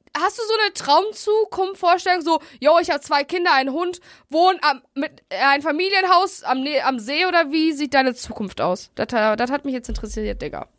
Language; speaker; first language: German; native; German